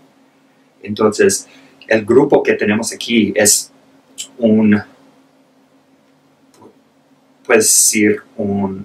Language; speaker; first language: Spanish; non-native, fluent; English